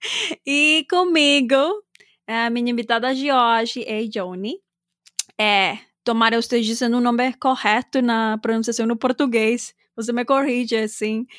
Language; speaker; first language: Portuguese; non-native, fluent; Spanish